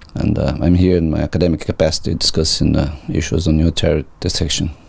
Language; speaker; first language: English; non-native, fluent; Portuguese